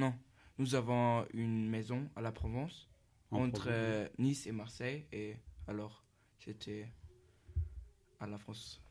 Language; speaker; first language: French; non-native, learner; German